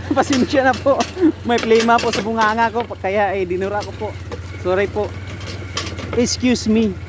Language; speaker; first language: Filipino; non-native, local second language; Cebuano